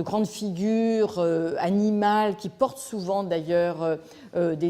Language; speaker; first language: French; native; French